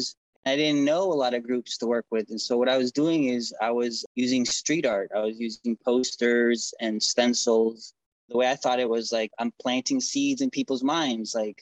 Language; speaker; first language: English; native; English